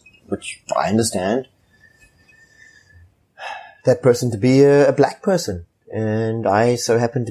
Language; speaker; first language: English; native; English